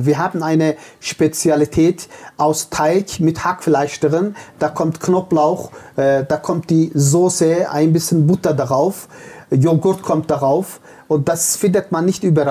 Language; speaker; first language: German; non-native, fluent; Turkish